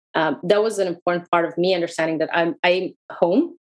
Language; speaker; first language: English; non-native, fluent; Hebrew